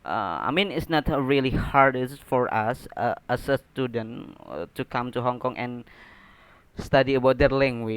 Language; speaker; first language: English; non-native, learner; Indonesian